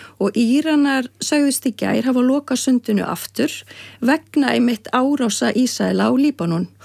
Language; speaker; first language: Icelandic; native; Icelandic